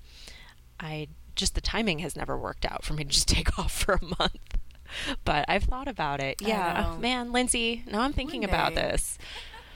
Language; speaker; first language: English; native; English